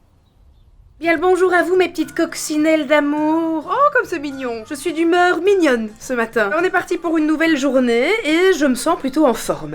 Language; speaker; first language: French; native; French